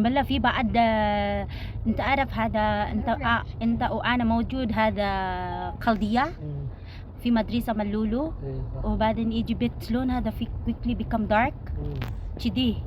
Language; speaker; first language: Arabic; non-native, learner; Cebuano